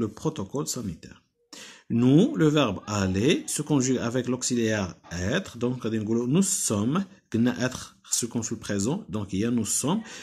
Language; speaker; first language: French; non-native, local second language; Arabic